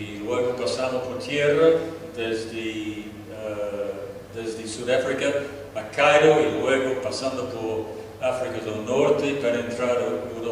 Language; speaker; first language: Spanish; non-native, fluent; English